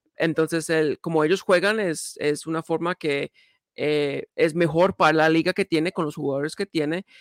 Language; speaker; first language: Spanish; early bilingual, heritage; Spanish